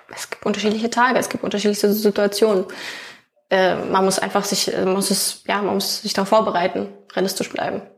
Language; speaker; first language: German; non-native, fluent; Ukrainian